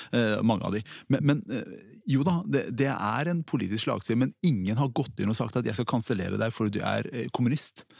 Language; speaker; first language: Norwegian; early bilingual, other home language; Persian